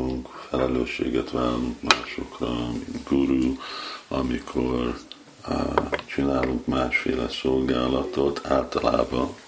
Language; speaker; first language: Hungarian; non-native, fluent; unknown